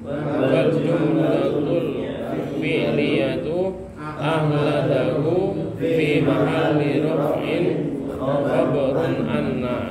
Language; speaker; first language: Arabic; non-native, learner; Indonesian